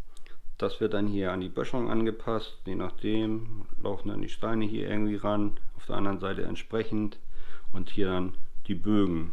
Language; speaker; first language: German; native; German